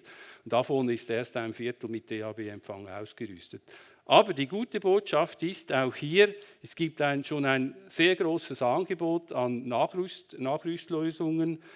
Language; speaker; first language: German; native; German